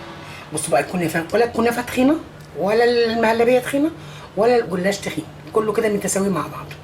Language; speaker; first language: Arabic; native; Arabic